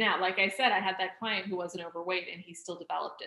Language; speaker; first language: English; native; English